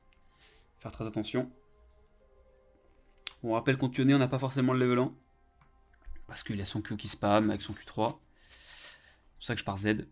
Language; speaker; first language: French; native; French